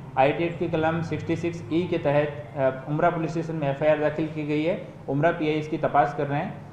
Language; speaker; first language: Hindi; non-native, local second language; Gujarati